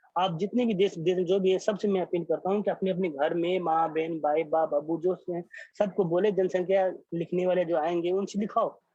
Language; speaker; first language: Hindi; non-native, local second language; Maithili